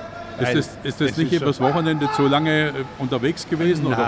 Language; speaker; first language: German; native; German